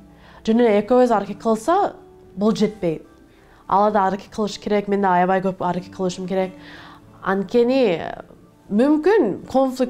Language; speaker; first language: Kyrgyz; non-native, learner; Korean